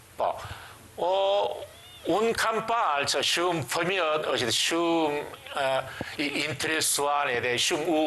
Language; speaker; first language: Albanian; non-native, learner; Korean